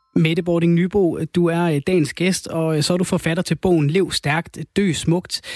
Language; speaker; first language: Danish; native; Danish